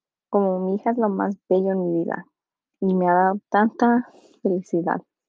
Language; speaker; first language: Spanish; early bilingual, heritage; Spanish